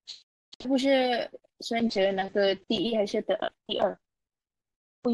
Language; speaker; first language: Chinese; non-native, fluent; Indonesian